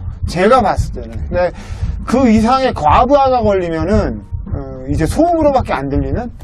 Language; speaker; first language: Korean; native; Korean